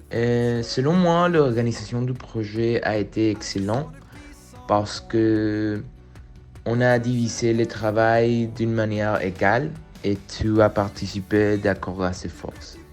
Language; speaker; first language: French; non-native, learner; Spanish